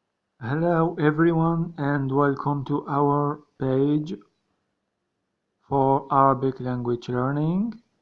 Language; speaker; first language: English; non-native, learner; Arabic